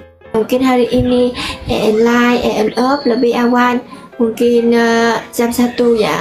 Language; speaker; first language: Indonesian; non-native, learner; Vietnamese